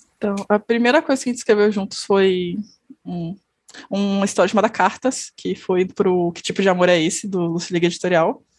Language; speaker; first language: Portuguese; native; Portuguese